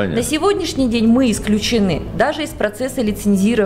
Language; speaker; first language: Russian; native; Russian